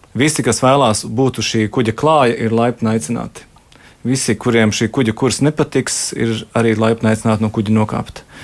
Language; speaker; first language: Latvian; native; Latvian